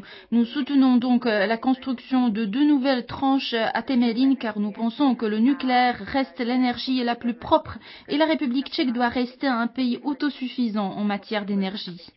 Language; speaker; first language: French; native; French